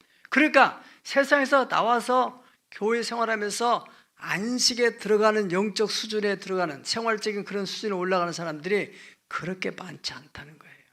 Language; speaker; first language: Korean; native; Korean